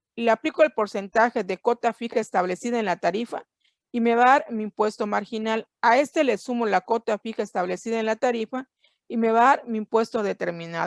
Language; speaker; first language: Spanish; native; Spanish